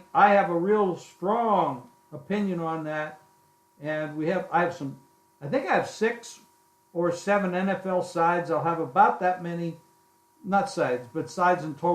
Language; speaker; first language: English; native; English